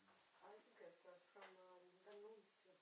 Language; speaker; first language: English; non-native, learner; Italian